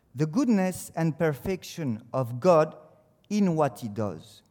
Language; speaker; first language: English; non-native, fluent; French